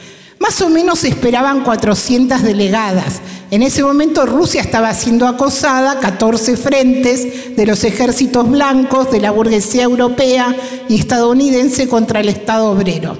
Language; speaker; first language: Spanish; native; Spanish